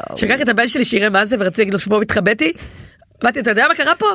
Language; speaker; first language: Hebrew; native; Hebrew